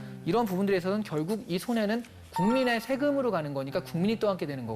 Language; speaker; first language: Korean; native; Korean